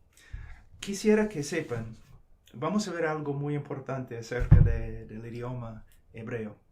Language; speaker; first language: Spanish; non-native, fluent; English